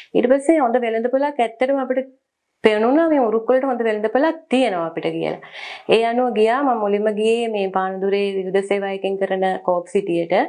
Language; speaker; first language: Sinhala; native; Sinhala